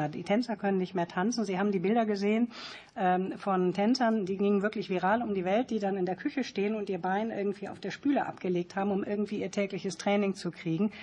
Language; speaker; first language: German; native; German